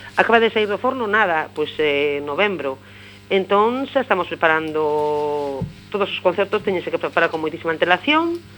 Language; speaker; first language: Galician; non-native, local second language; Spanish